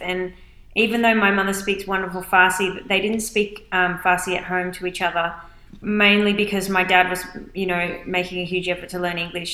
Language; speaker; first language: English; native; English